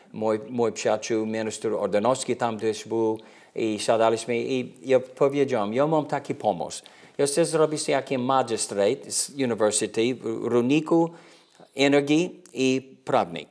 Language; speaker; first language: Polish; early bilingual, heritage; English